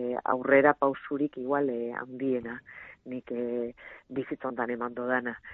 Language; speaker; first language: Basque; non-native, local second language; Spanish